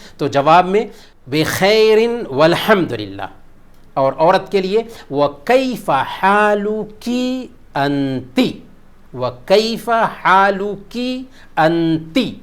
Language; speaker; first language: Urdu; native; Urdu